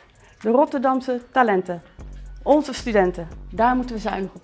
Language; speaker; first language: Dutch; native; Dutch